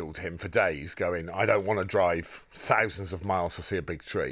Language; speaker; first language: English; native; English